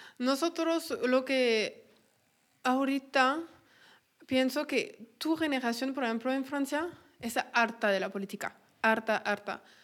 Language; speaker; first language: Spanish; non-native, fluent; French